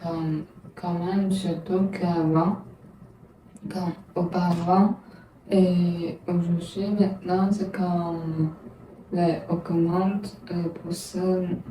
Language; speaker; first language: French; non-native, learner; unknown